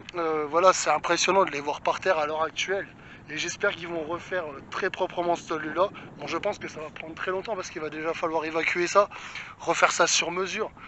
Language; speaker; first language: French; native; French